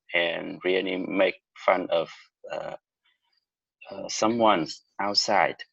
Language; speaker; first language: English; non-native, learner; Vietnamese